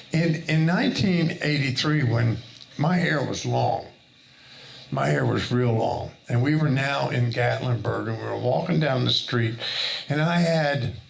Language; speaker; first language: English; native; English